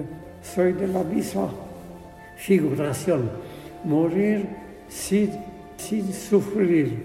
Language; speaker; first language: Spanish; non-native, fluent; Polish